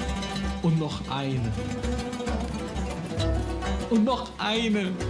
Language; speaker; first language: German; non-native, learner; Arabic